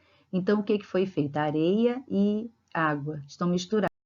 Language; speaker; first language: Portuguese; native; Portuguese